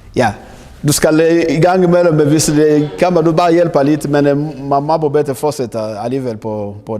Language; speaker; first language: Danish; non-native, learner; French